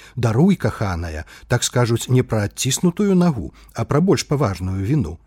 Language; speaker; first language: Belarusian; native; Belarusian